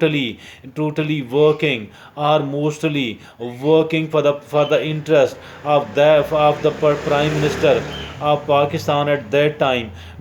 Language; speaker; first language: English; non-native, local second language; Urdu